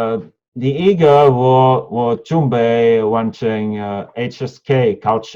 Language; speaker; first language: Chinese; non-native, learner; Norwegian